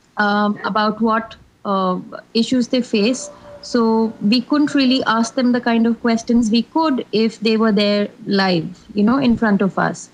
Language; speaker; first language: English; non-native, local second language; Hindi